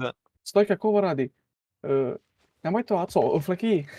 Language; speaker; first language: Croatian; non-native, learner; Macedonian